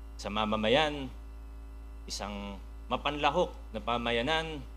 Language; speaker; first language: Filipino; native; Filipino